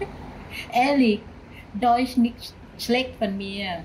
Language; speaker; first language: German; non-native, learner; Thai